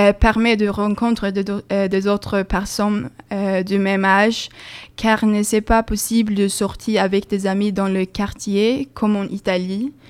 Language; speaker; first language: French; non-native, learner; Swedish